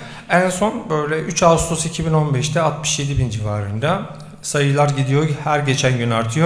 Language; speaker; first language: Turkish; native; Turkish